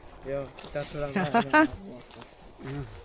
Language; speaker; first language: Finnish; non-native, learner; Filipino